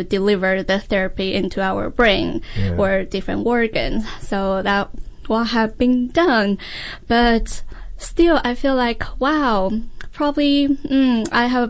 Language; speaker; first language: English; non-native, fluent; Chinese